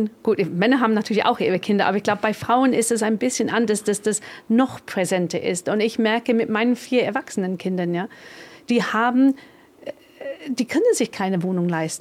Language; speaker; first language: German; non-native, fluent; English